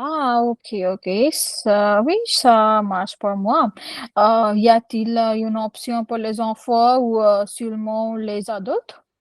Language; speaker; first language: French; non-native, learner; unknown